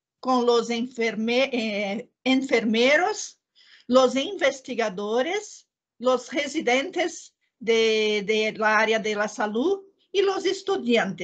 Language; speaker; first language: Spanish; non-native, learner; Portuguese